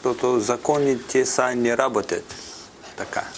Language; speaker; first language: Bulgarian; non-native, learner; Russian